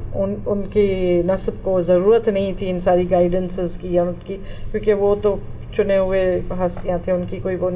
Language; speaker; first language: Urdu; native; Urdu